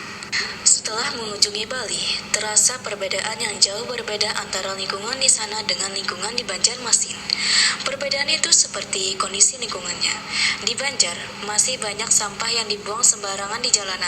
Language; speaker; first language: Indonesian; native; Indonesian